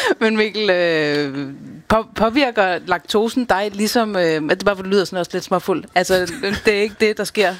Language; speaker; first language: Danish; native; Danish